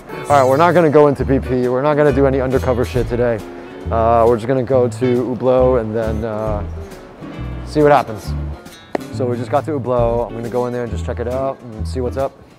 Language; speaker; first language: English; early bilingual, other home language; Chinese